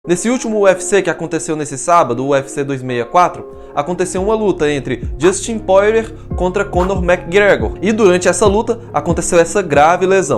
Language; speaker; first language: Portuguese; native; Portuguese